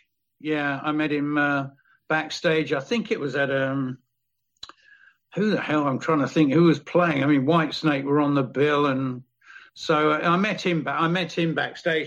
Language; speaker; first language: English; native; English